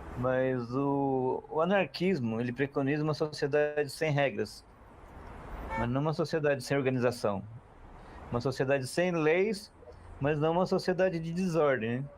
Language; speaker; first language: Portuguese; native; Portuguese